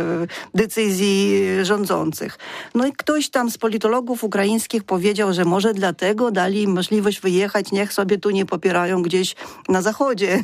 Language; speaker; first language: Polish; non-native, fluent; Ukrainian